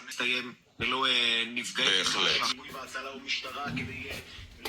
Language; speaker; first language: Hebrew; native; Hebrew